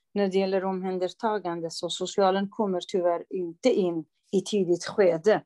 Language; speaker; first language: Swedish; non-native, local second language; Kurdish